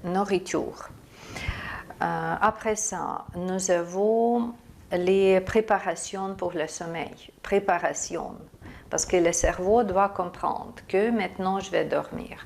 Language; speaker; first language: French; non-native, fluent; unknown